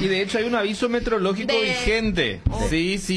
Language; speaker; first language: Spanish; native; Spanish